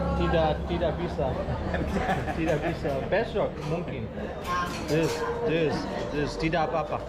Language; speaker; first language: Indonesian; non-native, learner; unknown